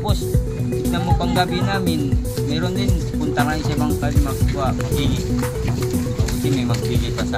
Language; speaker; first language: Filipino; non-native, local second language; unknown